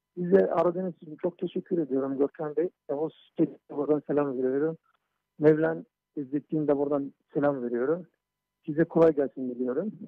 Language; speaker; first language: Turkish; non-native, fluent; Somali